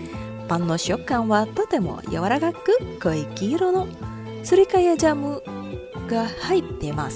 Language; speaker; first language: Japanese; non-native, fluent; Indonesian